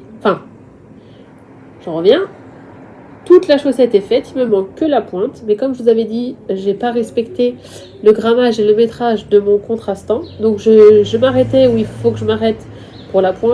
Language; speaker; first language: French; native; French